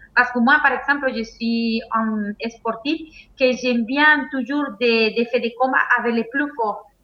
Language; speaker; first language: French; non-native, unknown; Spanish